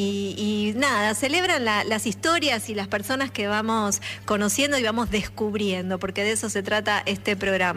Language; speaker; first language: Spanish; native; Spanish